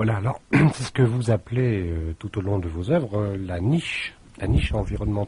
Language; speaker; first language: French; native; French